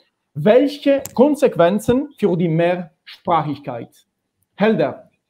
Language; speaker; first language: German; non-native, learner; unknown